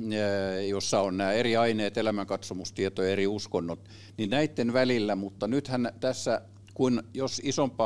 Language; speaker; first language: Finnish; native; Finnish